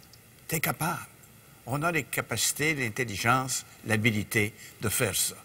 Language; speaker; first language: French; native; French